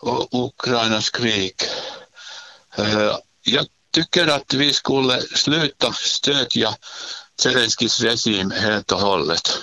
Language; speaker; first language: Swedish; non-native, learner; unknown